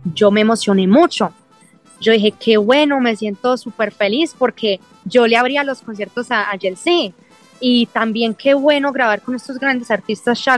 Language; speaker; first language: Spanish; early bilingual, heritage; English